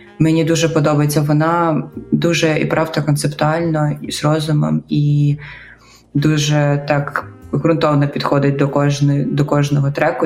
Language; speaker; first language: Ukrainian; native; Ukrainian